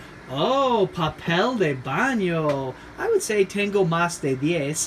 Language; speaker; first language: Spanish; non-native, fluent; English